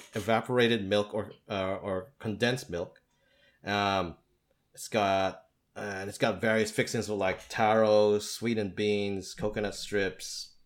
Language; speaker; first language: English; native; English